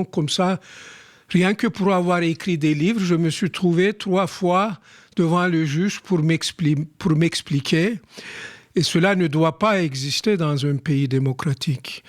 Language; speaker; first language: French; non-native, fluent; Turkish